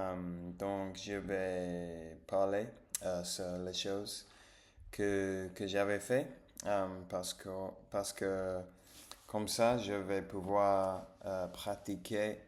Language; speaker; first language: French; non-native, learner; English